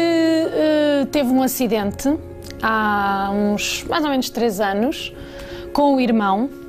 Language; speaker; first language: Portuguese; native; Portuguese